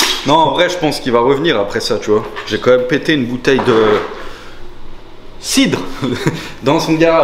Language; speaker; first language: French; native; French